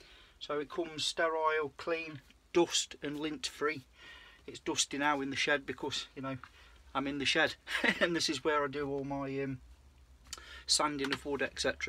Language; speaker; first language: English; native; English